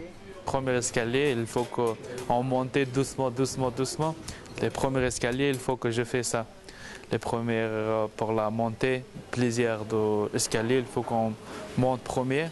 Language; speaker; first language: French; non-native, learner; Persian